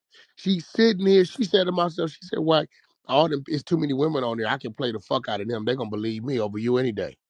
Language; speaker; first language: English; native; English